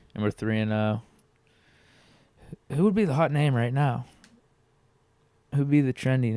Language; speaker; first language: English; native; English